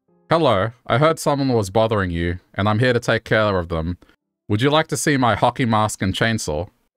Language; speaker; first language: English; native; English